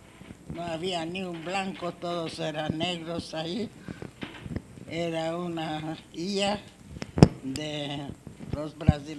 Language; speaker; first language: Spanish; non-native, learner; Hungarian